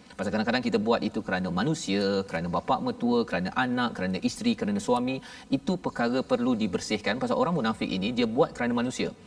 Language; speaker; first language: Malay; native; Malay